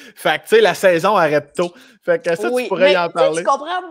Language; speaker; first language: French; native; French